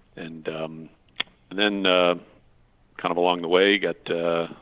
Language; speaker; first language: English; native; English